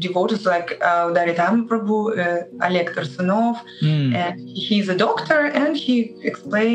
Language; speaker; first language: English; non-native, learner; Russian